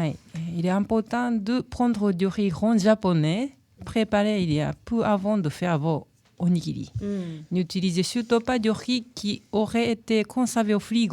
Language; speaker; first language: French; non-native, fluent; Japanese